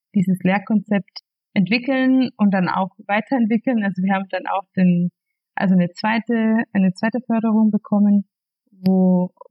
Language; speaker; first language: German; non-native, fluent; Spanish